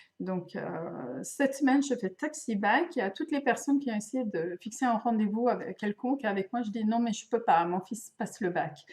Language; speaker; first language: French; non-native, fluent; Swedish